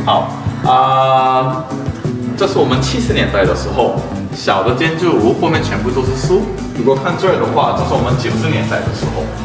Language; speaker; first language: Chinese; non-native, fluent; Korean